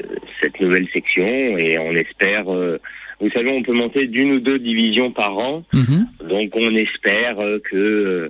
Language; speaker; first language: French; native; French